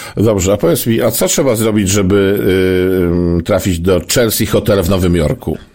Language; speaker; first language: Polish; native; Polish